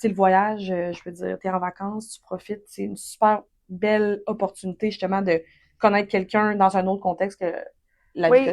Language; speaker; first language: French; native; French